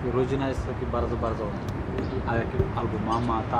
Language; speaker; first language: Polish; non-native, learner; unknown